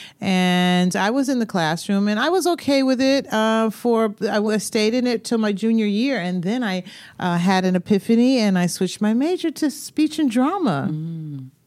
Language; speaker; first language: English; native; English